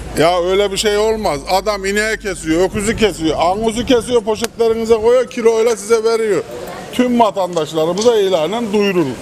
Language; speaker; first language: Turkish; native; Turkish